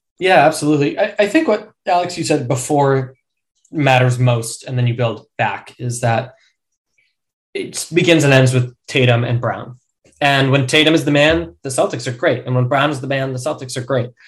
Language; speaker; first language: English; native; English